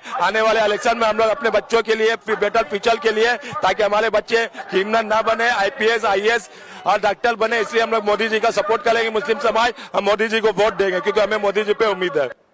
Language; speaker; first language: Hindi; native; Hindi